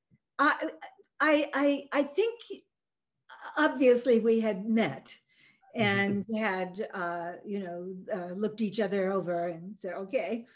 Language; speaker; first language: English; early bilingual, other home language; Norwegian